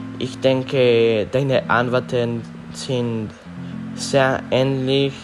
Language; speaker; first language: German; non-native, learner; Spanish